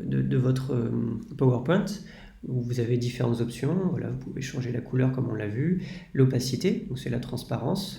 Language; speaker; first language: French; native; French